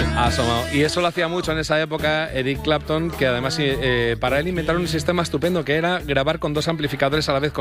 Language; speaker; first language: Spanish; native; Spanish